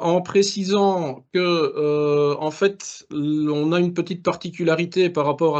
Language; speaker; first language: French; native; French